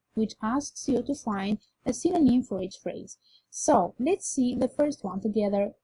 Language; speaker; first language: English; non-native, fluent; Albanian